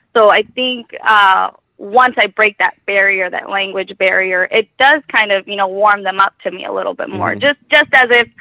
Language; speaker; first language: English; early bilingual, other home language; Spanish